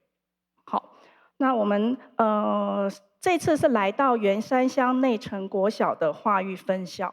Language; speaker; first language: Chinese; native; Chinese